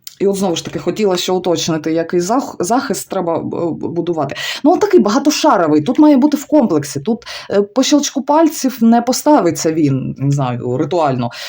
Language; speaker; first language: Ukrainian; non-native, local second language; Russian